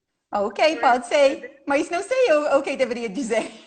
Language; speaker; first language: Portuguese; non-native, learner; English